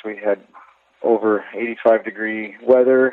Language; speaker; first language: English; native; English